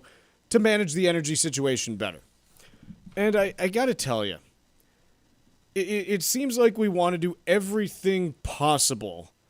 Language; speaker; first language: English; native; English